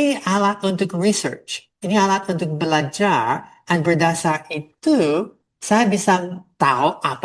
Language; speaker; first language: Indonesian; non-native, fluent; English